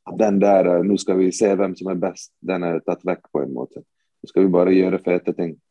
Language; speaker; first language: Norwegian; early bilingual, other home language; Bosnian